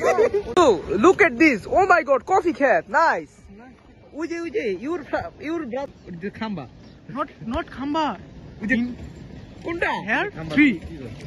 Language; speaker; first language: English; non-native, local second language; Bangla